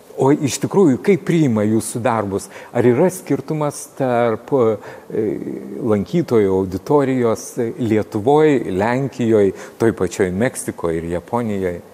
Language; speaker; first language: Lithuanian; native; Lithuanian